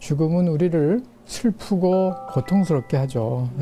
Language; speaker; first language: Korean; native; Korean